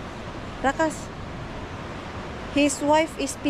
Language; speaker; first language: English; non-native, local second language; Filipino